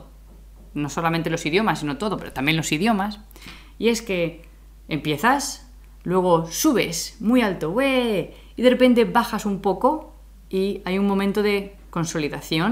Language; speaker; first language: Spanish; native; Spanish